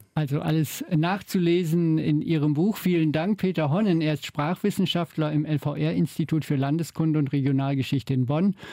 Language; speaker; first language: German; native; German